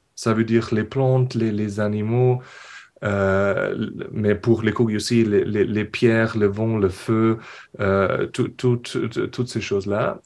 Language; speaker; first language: French; non-native, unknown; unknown